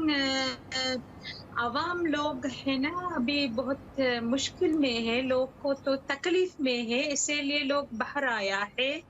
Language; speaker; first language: Hindi; non-native, learner; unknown